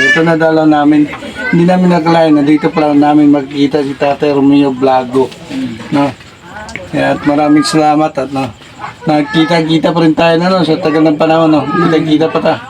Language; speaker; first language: Filipino; non-native, local second language; Cebuano